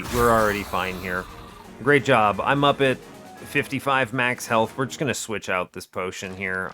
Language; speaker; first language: English; native; English